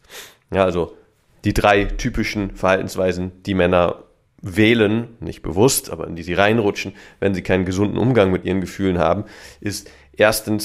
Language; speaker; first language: German; native; German